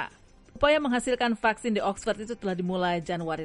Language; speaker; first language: Indonesian; native; Indonesian